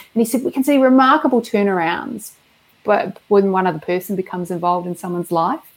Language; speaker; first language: English; native; English